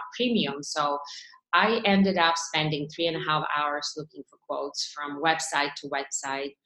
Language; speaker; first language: English; non-native, fluent; Bulgarian